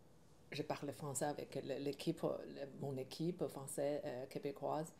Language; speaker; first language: French; non-native, learner; Chinese